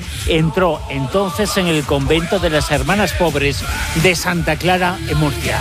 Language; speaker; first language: Spanish; native; Spanish